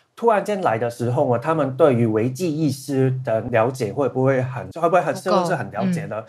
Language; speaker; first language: Chinese; non-native, local second language; Cantonese